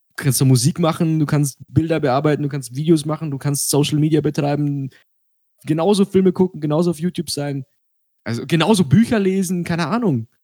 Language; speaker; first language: German; early bilingual, other home language; Russian